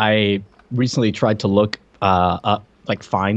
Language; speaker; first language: English; non-native, fluent; Spanish